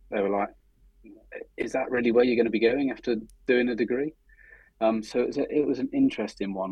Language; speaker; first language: English; native; English